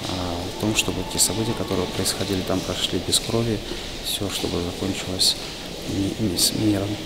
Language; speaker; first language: Russian; native; Russian